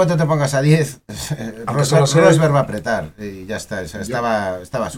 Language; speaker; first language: Spanish; native; Spanish